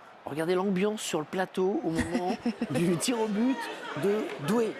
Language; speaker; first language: French; native; French